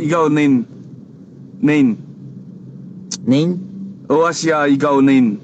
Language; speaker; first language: Filipino; non-native, learner; Chinese